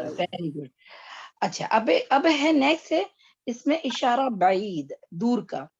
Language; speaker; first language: Urdu; native; Urdu